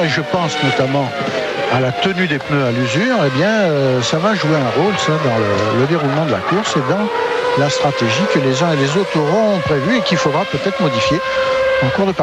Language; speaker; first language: French; native; French